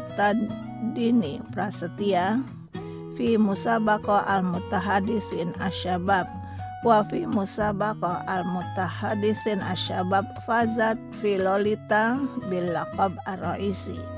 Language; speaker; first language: Arabic; non-native, fluent; Indonesian